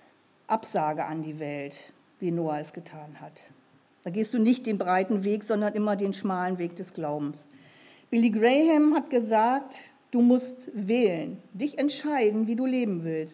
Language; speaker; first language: German; native; German